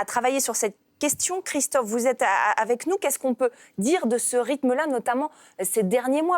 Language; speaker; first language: French; native; French